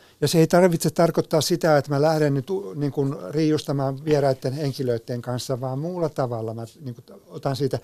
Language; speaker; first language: Finnish; native; Finnish